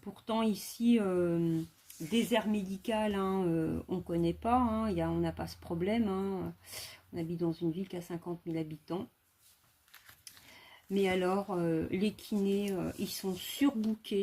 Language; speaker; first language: French; native; French